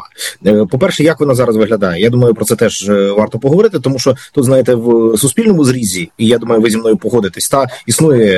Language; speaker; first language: Ukrainian; native; Ukrainian